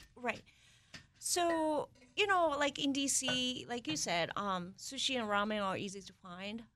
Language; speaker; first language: English; non-native, fluent; Japanese